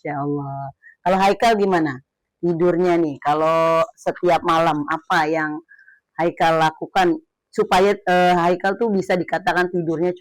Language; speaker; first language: Indonesian; native; Indonesian